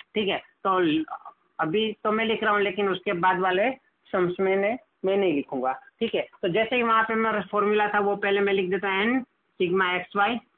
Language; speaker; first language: Hindi; non-native, local second language; Gujarati